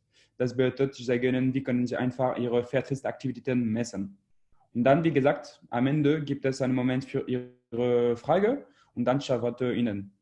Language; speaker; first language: German; non-native, learner; French